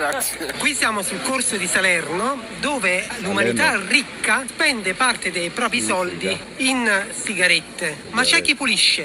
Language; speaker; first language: Italian; native; Italian